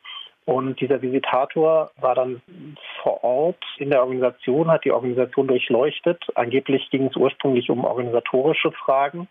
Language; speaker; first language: German; native; German